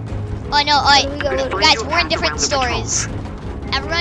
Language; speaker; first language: English; native; English